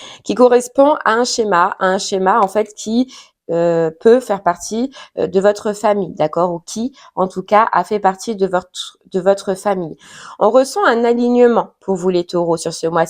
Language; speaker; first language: French; native; French